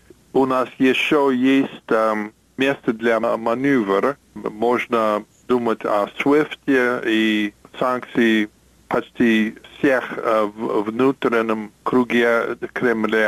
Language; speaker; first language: Russian; non-native, fluent; English